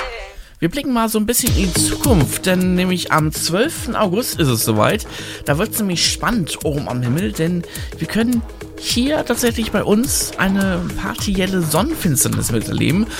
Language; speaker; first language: German; native; German